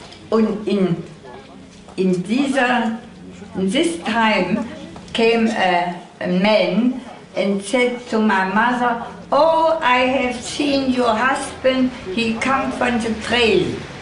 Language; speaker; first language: English; non-native, learner; German